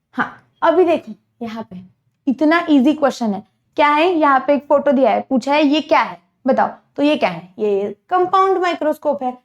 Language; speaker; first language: Hindi; non-native, local second language; Marathi